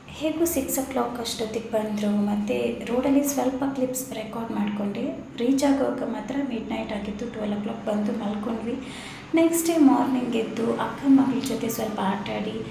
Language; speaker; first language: Kannada; non-native, local second language; Tulu